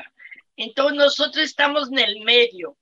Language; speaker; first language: Spanish; non-native, fluent; Portuguese